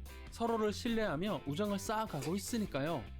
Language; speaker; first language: Korean; native; Korean